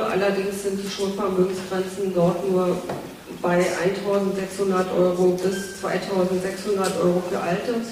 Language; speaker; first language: German; native; German